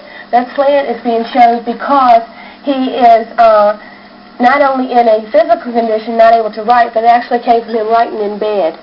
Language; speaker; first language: English; native; English